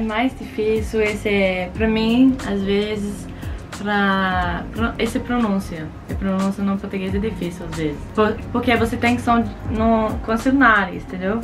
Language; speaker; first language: Portuguese; non-native, learner; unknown